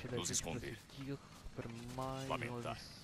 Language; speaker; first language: Portuguese; native; Portuguese